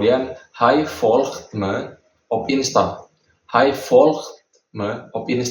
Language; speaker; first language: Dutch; non-native, fluent; Indonesian